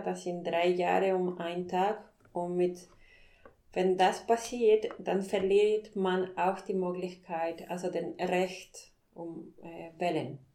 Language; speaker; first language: German; non-native, fluent; Spanish